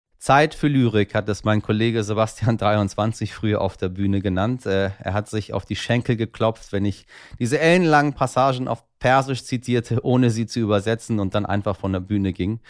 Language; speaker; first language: German; early bilingual, other home language; Persian